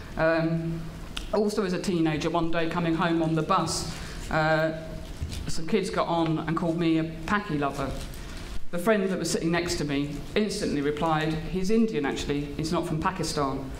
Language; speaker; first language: English; native; English